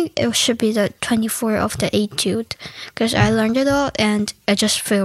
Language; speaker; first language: English; non-native, learner; Chinese